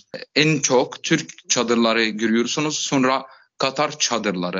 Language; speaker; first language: Turkish; non-native, fluent; Arabic